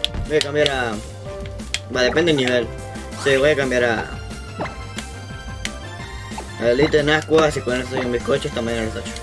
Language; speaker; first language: Spanish; native; Spanish